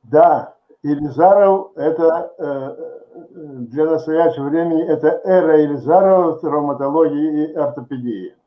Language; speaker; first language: Russian; native; Russian